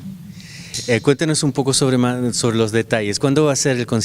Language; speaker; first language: Spanish; native; Spanish